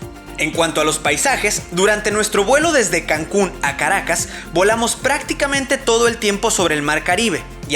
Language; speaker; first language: Spanish; native; Spanish